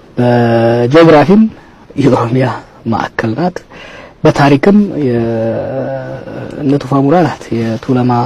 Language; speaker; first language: Amharic; non-native, local second language; Oromo